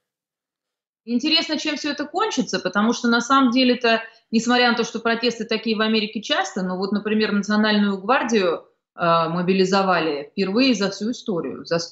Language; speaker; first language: Russian; native; Russian